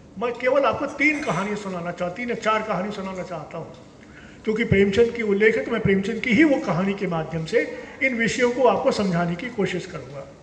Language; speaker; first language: Hindi; native; Hindi